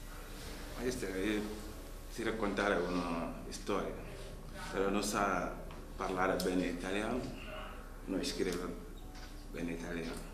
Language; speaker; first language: Italian; non-native, learner; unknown